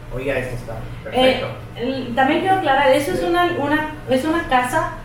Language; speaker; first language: Spanish; native; Spanish